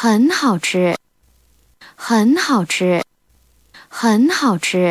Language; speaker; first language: Chinese; non-native, learner; Korean